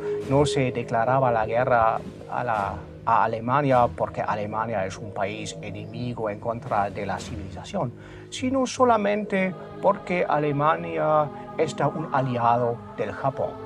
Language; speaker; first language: Spanish; non-native, fluent; German